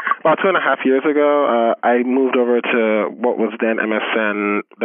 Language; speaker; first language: English; non-native, local second language; Yoruba